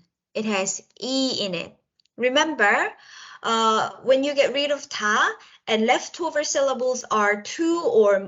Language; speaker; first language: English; non-native, local second language; Korean